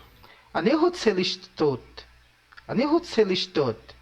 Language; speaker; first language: Hebrew; non-native, learner; Portuguese